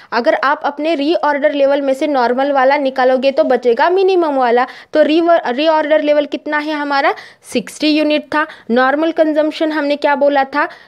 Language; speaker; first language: Hindi; non-native, local second language; Marathi